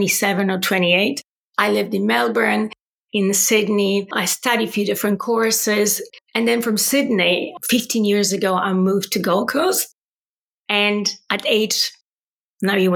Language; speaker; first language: English; non-native, fluent; Polish